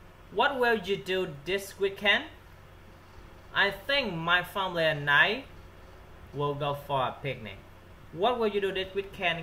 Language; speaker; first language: English; non-native, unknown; Vietnamese